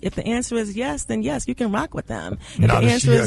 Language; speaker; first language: English; native; English